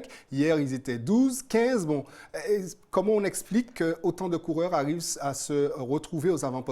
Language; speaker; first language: French; native; French